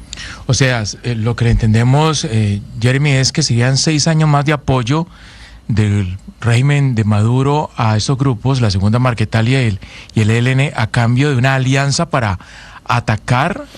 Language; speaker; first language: Spanish; native; Spanish